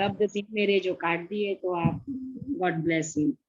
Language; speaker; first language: Hindi; native; Hindi